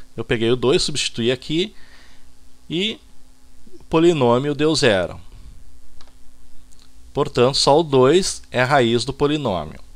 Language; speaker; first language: Portuguese; native; Portuguese